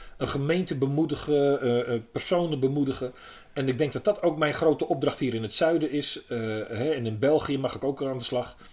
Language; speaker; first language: Dutch; native; Dutch